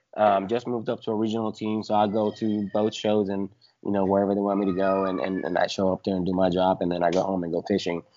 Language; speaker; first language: English; early bilingual, other home language; Spanish